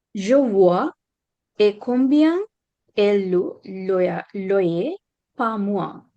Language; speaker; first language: French; non-native, learner; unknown